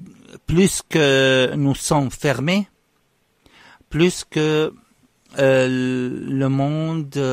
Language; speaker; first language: French; non-native, fluent; Arabic